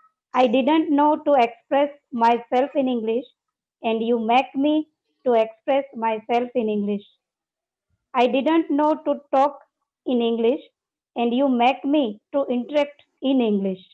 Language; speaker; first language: English; non-native, learner; Gujarati